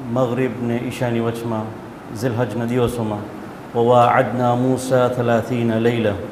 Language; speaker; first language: Gujarati; early bilingual, heritage; Gujarati